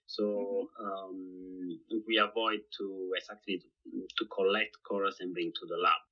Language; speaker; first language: English; non-native, fluent; Italian